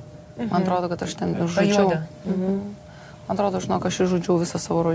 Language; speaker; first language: Lithuanian; native; Lithuanian